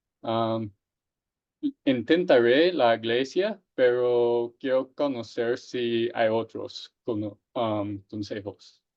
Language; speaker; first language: Spanish; non-native, fluent; English